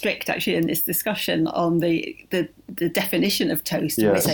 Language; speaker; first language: English; native; English